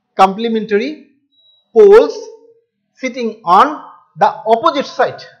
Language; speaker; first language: English; non-native, local second language; Hindi